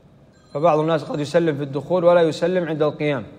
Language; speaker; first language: Arabic; native; Arabic